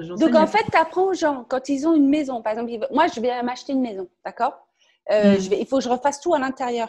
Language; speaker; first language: French; native; French